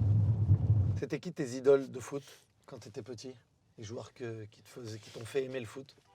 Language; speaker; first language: French; native; French